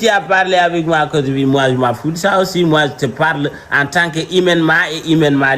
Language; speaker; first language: French; non-native, local second language; Fula